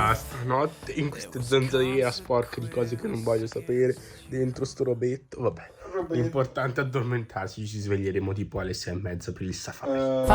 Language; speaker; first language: Italian; native; Italian